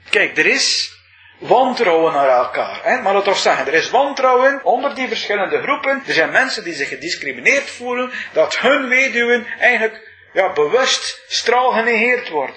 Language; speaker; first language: Dutch; native; Dutch